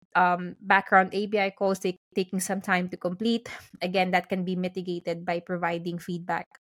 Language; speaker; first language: English; non-native, local second language; Filipino